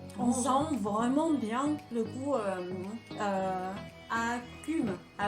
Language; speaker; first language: French; non-native, fluent; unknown